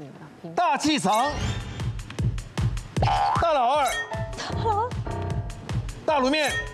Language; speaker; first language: Chinese; native; Chinese